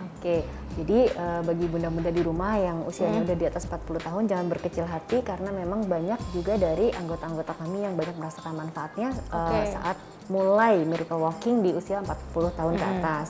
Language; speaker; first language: Indonesian; native; Indonesian